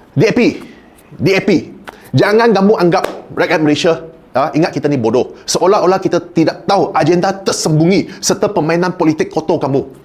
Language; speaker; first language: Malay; non-native, local second language; Chinese